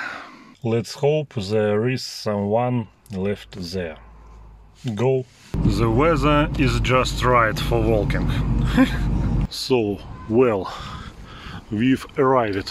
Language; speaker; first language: English; non-native, learner; Russian